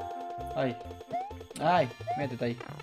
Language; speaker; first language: Spanish; native; Spanish